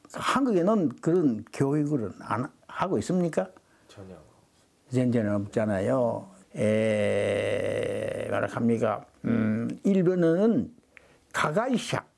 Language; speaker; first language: Korean; early bilingual, heritage; Korean